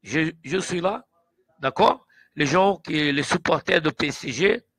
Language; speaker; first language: French; non-native, learner; Portuguese